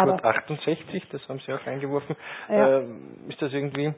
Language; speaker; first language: German; native; German